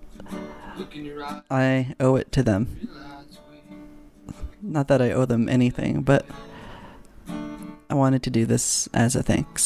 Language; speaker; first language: English; non-native, local second language; Filipino